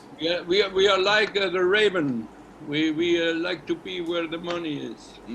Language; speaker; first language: English; non-native, learner; Icelandic